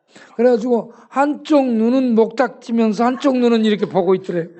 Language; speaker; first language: Korean; native; Korean